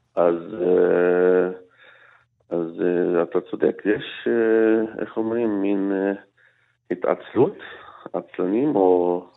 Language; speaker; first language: Hebrew; non-native, local second language; Arabic